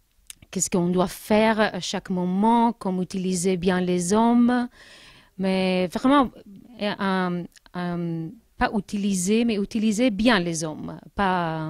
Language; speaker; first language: French; non-native, learner; Spanish